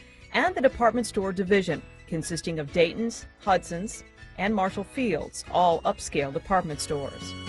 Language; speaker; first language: English; native; English